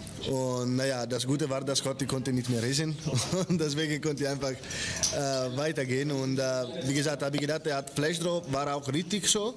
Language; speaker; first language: German; non-native, fluent; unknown